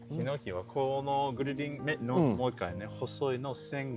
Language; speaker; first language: Japanese; non-native, learner; English